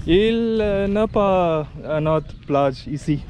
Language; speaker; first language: French; non-native, learner; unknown